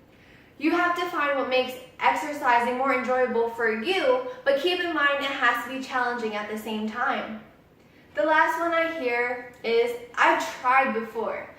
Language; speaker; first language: English; native; English